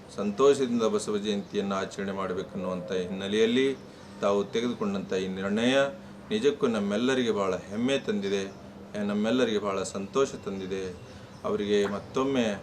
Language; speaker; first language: Kannada; native; Kannada